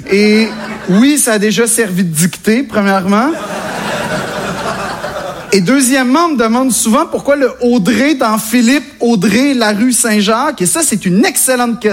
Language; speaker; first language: French; native; French